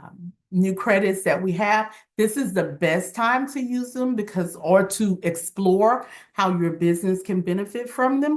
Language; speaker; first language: English; native; English